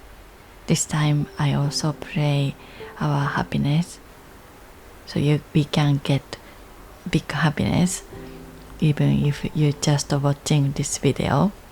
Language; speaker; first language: English; non-native, learner; Japanese